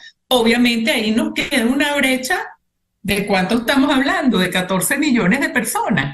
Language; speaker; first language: Spanish; native; Spanish